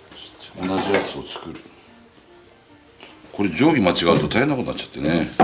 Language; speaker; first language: Japanese; native; Japanese